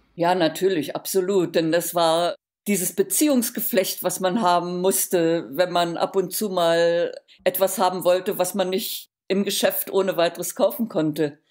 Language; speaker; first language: German; native; German